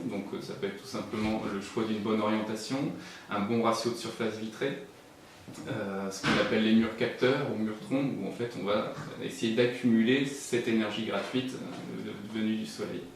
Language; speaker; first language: French; native; French